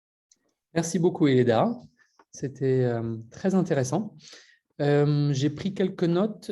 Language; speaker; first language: French; native; French